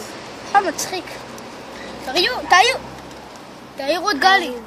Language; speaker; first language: Hebrew; native; Hebrew